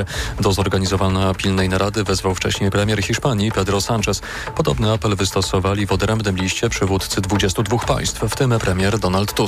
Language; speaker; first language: Polish; native; Polish